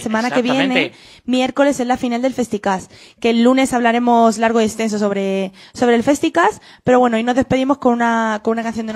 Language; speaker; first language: Spanish; native; Spanish